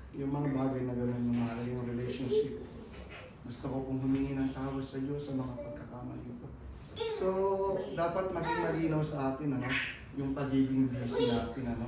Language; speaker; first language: Filipino; native; Filipino